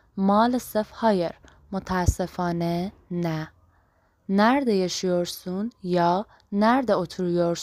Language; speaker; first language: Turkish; non-native, fluent; Persian